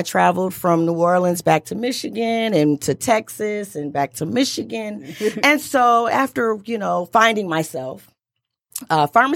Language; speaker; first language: English; native; English